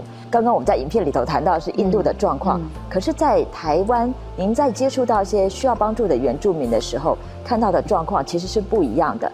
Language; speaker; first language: Chinese; native; Chinese